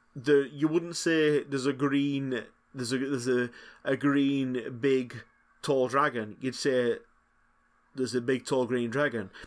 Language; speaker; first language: English; native; English